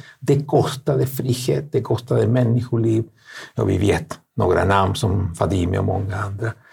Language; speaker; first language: Swedish; non-native, fluent; Spanish